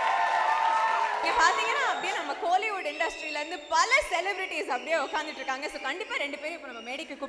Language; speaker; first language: Tamil; native; Tamil